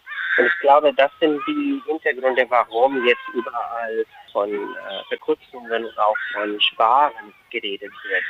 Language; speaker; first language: German; non-native, fluent; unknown